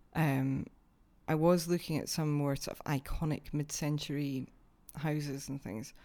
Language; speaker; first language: English; native; English